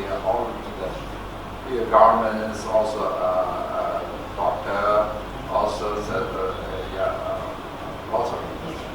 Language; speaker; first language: English; non-native, learner; Chinese